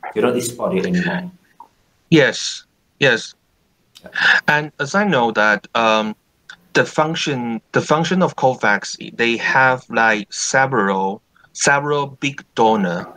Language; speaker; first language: English; non-native, fluent; Vietnamese